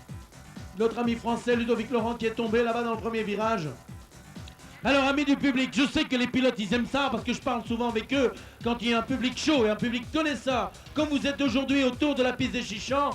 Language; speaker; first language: French; native; French